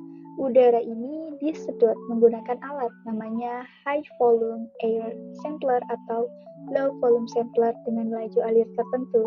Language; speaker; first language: Indonesian; native; Indonesian